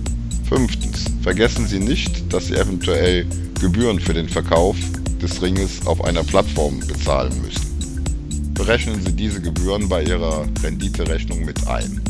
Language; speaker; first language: German; native; German